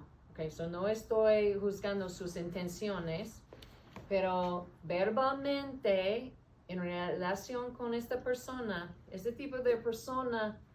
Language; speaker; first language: Spanish; non-native, fluent; English